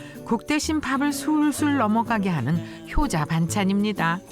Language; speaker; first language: Korean; native; Korean